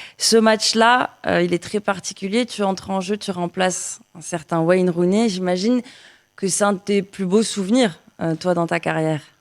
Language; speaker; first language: French; native; French